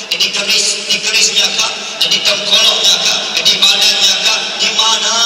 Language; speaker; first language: Malay; native; Malay